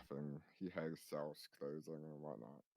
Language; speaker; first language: English; native; English